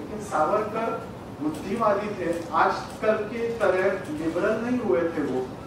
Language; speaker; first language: Hindi; non-native, local second language; Marathi